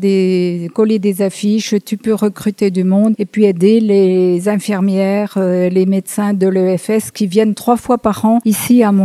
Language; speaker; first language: French; native; French